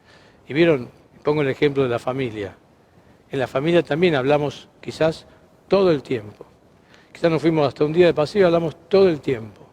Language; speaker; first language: Spanish; native; Spanish